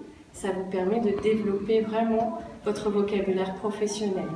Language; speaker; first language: French; native; French